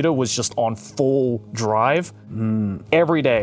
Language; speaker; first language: English; non-native, local second language; Japanese